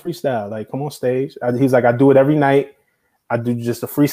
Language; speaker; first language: English; native; English